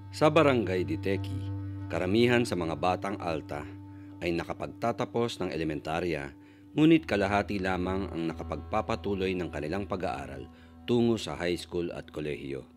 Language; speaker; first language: Filipino; native; Filipino